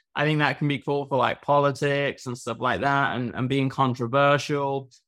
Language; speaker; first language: English; native; English